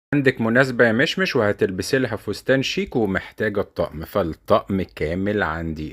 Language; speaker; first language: Arabic; native; Arabic